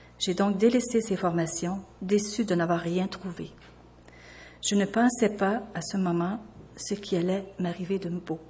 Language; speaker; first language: French; native; French